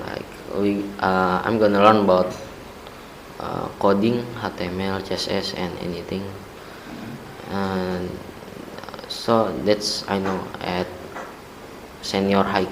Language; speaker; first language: English; non-native, learner; Indonesian